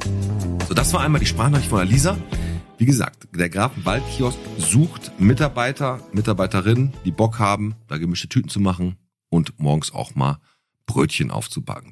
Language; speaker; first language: German; native; German